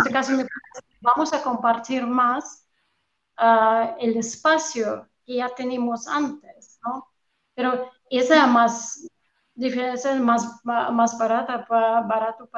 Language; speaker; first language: Spanish; non-native, fluent; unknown